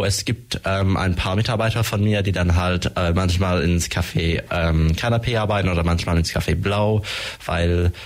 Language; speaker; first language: German; non-native, fluent; French